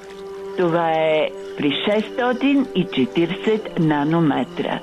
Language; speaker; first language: Bulgarian; native; Bulgarian